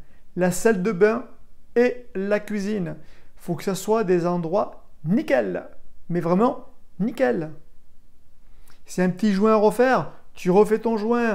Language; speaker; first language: French; native; French